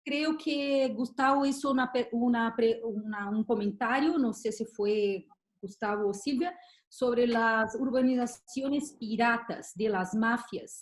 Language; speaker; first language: Spanish; non-native, fluent; Portuguese